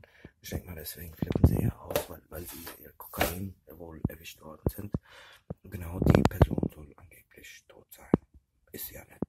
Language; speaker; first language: German; early bilingual, other home language; Turkish